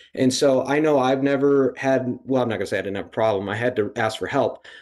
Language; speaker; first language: English; native; English